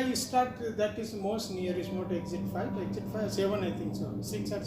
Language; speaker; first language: English; non-native, learner; Hindi